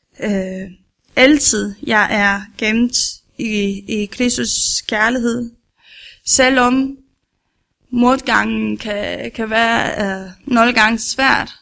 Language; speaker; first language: Danish; non-native, learner; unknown